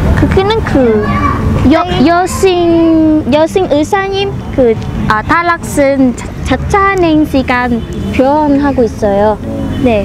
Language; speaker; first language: Korean; non-native, learner; Vietnamese